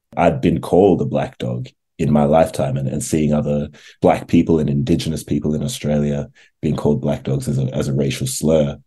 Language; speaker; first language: English; native; English